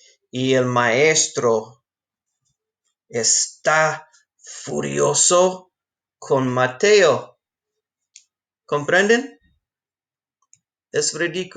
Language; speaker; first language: Spanish; non-native, fluent; English